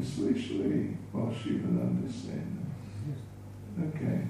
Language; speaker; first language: Russian; non-native, learner; English